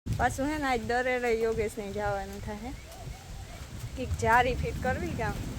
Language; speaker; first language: Gujarati; native; Gujarati